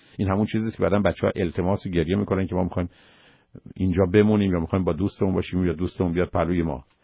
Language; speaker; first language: Persian; native; Persian